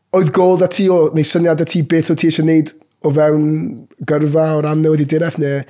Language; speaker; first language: Welsh; non-native, local second language; English